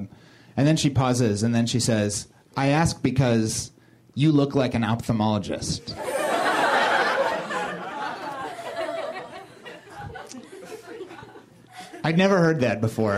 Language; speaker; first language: English; native; English